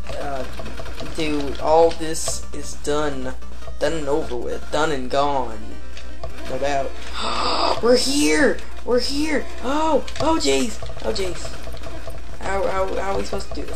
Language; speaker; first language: English; native; English